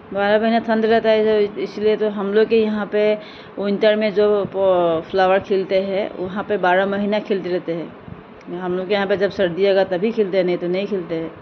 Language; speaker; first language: Hindi; non-native, local second language; Assamese